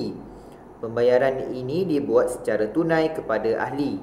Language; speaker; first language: Malay; native; Malay